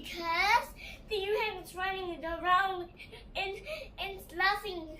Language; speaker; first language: English; early bilingual, other home language; Nepali